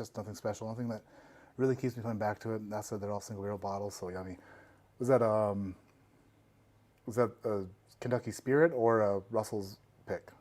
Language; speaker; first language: English; native; English